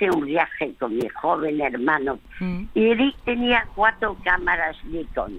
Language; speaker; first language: Spanish; early bilingual, other home language; French